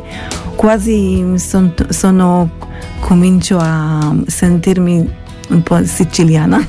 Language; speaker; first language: Italian; non-native, fluent; Hebrew